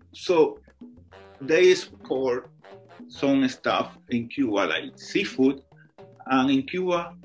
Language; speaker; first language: English; non-native, fluent; Spanish